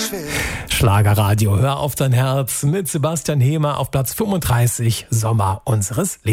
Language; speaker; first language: German; native; German